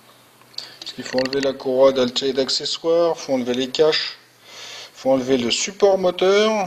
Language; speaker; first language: French; native; French